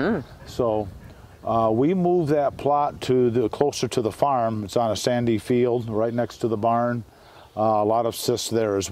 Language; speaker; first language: English; native; English